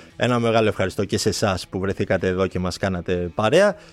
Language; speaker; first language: Greek; native; Greek